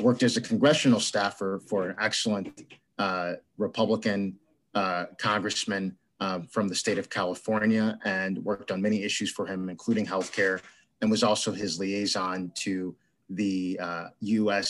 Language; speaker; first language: English; native; English